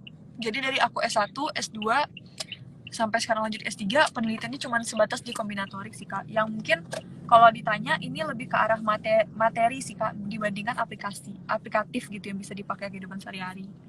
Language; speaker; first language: Indonesian; native; Indonesian